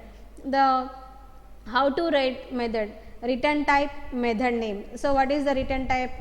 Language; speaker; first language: English; non-native, local second language; Telugu